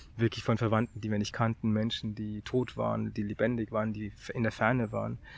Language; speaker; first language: German; early bilingual, other home language; Tamil